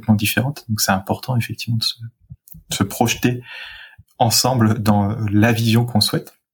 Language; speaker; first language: French; native; French